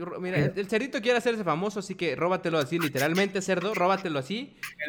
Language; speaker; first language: Spanish; native; Spanish